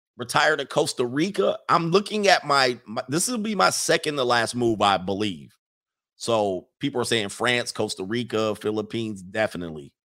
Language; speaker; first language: English; native; English